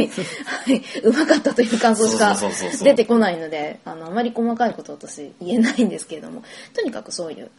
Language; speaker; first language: Japanese; native; Japanese